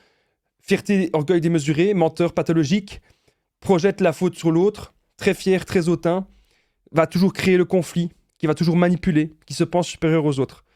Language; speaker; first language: French; native; French